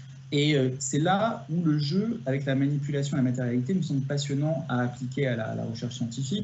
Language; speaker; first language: French; native; French